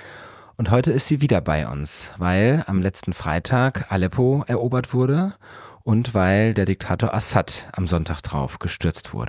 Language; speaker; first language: German; native; German